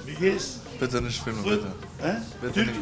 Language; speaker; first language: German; non-native, learner; Turkish